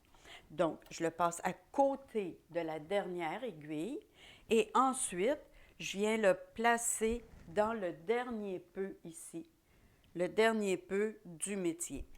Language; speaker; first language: French; native; French